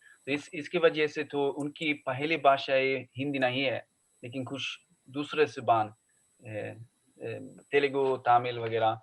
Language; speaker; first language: Hindi; non-native, learner; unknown